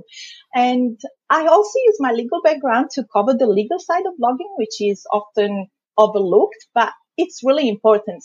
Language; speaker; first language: English; non-native, fluent; Italian